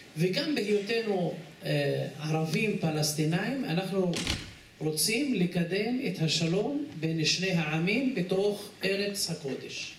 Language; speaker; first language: Hebrew; non-native, local second language; Arabic